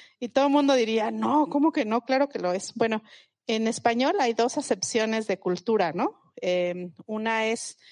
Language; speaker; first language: Spanish; non-native, local second language; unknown